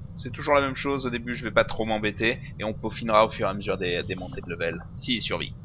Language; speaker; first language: French; native; French